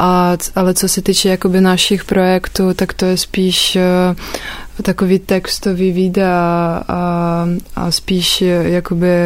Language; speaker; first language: Czech; non-native, fluent; Russian